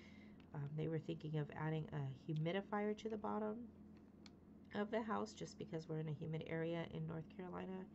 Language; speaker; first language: English; native; English